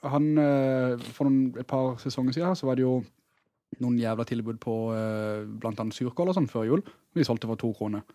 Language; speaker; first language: Norwegian; native; Norwegian